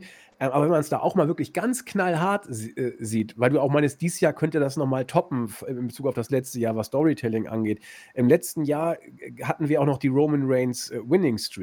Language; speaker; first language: German; native; German